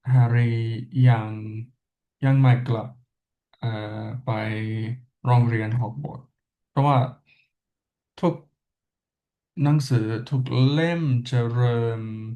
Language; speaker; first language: Thai; non-native, learner; English